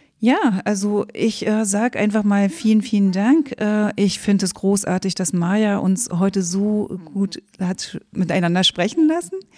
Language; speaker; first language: German; native; German